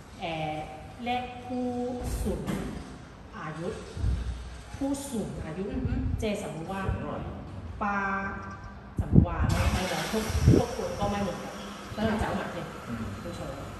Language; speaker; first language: Thai; non-native, learner; Cantonese